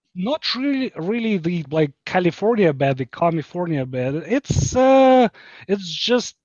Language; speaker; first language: English; non-native, fluent; Ukrainian